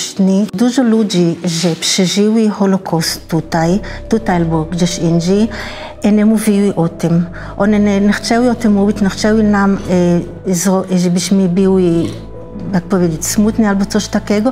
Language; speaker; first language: Polish; early bilingual, heritage; Hebrew